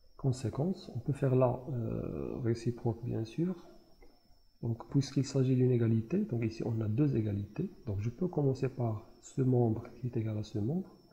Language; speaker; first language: French; non-native, local second language; Arabic